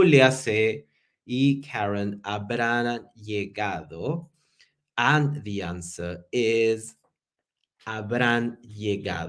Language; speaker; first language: Spanish; non-native, fluent; English